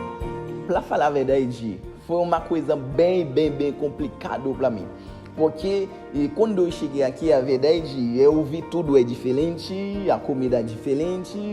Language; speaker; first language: Portuguese; non-native, learner; Haitian Creole